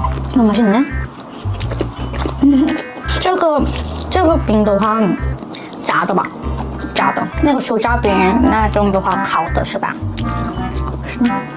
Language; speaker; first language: Chinese; non-native, learner; Korean